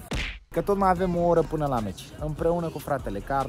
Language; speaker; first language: Romanian; native; Romanian